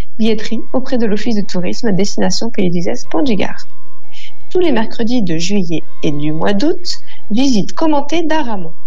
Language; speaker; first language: French; native; French